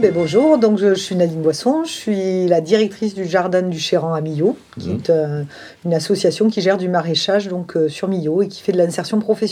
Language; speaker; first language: French; native; French